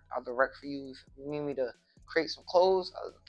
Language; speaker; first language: English; native; English